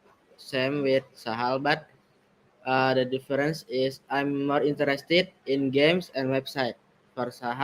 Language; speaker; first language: English; non-native, learner; Indonesian